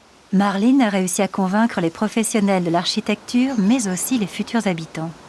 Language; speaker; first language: French; native; French